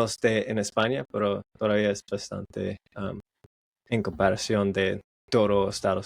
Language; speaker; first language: Spanish; non-native, learner; English